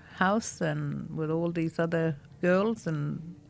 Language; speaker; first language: English; non-native, local second language; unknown